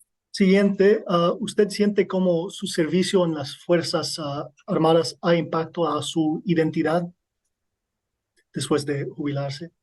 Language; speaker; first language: Spanish; non-native, learner; English